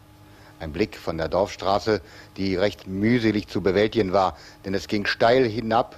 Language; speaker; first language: German; native; German